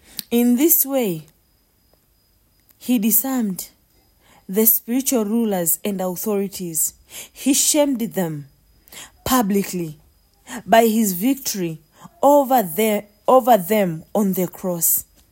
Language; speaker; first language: English; non-native, local second language; Swahili